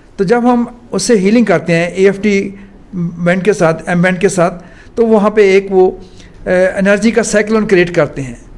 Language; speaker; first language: Hindi; non-native, local second language; Punjabi